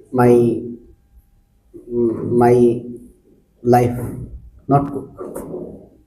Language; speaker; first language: English; non-native, learner; Bangla